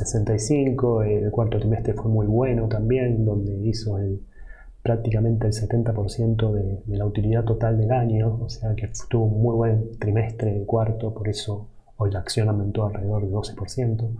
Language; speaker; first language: Spanish; native; Spanish